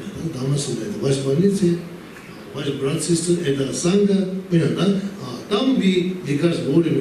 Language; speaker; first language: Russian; non-native, learner; Tibetan